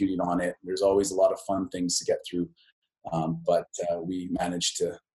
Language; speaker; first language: English; native; English